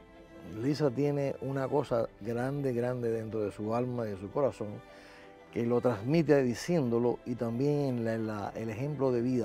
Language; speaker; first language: Spanish; native; Spanish